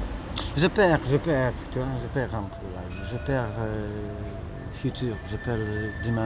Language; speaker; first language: French; non-native, learner; Polish